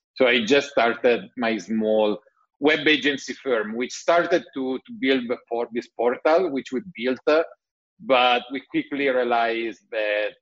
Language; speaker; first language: English; non-native, fluent; Italian